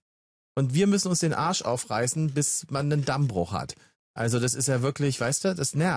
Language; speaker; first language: German; native; German